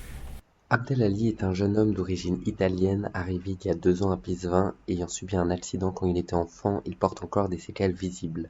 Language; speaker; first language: French; native; French